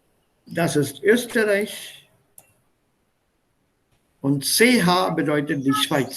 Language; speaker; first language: German; non-native, fluent; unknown